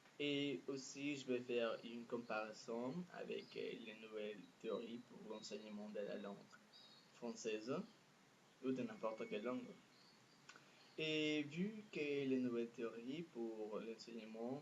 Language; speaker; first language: French; non-native, fluent; Spanish